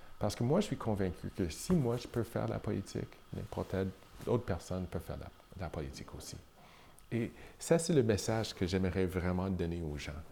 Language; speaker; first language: French; non-native, local second language; English